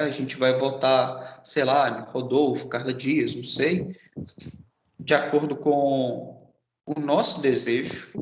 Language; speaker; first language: Portuguese; native; Portuguese